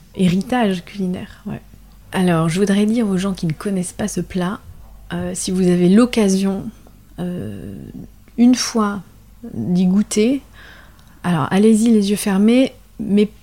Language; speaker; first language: French; native; French